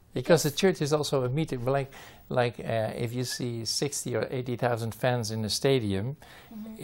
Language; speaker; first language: English; non-native, fluent; Dutch